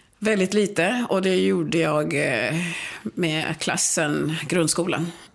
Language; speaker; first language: Swedish; early bilingual, other home language; Swahili